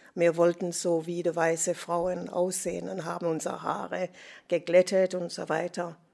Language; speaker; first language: German; non-native, fluent; English